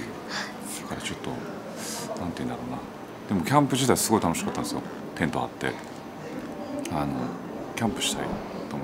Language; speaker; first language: Japanese; native; Japanese